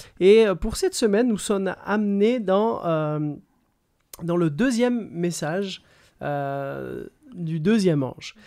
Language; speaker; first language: French; native; French